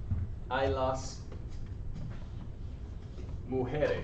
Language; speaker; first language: Spanish; non-native, fluent; English